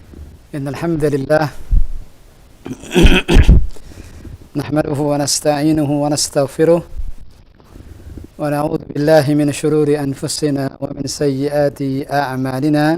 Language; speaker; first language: Arabic; non-native, fluent; Indonesian